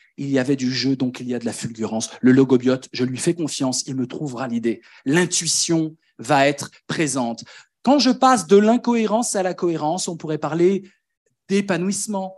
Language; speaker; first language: French; native; French